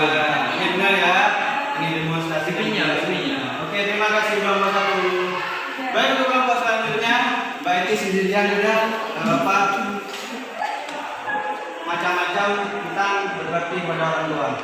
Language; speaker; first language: Indonesian; native; Indonesian